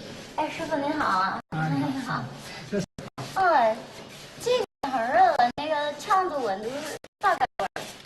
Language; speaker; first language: Chinese; non-native, fluent; English